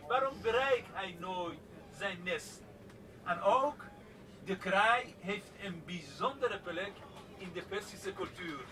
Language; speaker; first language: Dutch; non-native, fluent; Persian